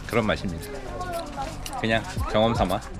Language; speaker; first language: Korean; native; Korean